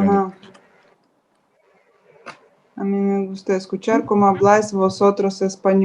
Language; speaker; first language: Spanish; non-native, learner; English